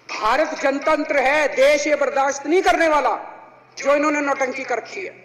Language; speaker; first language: Hindi; native; Hindi